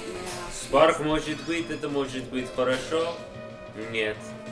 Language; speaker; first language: Russian; non-native, learner; English